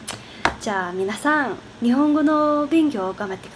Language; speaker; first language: Japanese; non-native, learner; English